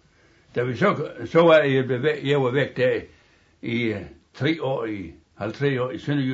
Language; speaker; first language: Danish; native; Danish